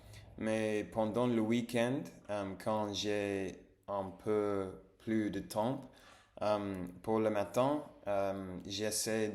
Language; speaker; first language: French; non-native, learner; English